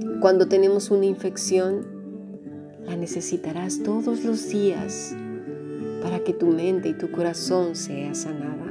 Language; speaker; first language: Spanish; native; Spanish